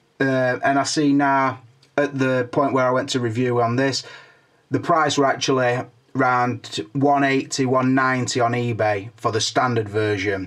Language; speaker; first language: English; native; English